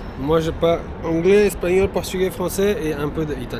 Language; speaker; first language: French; non-native, fluent; Spanish